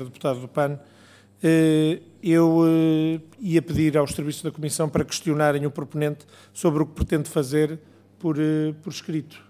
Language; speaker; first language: Portuguese; native; Portuguese